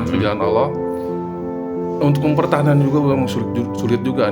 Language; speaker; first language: Indonesian; native; Indonesian